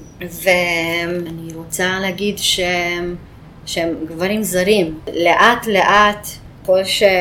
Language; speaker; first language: Hebrew; non-native, fluent; Hungarian